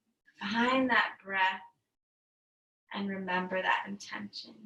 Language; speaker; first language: English; native; English